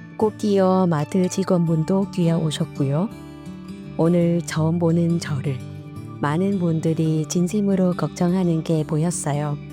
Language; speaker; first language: Korean; non-native, fluent; Vietnamese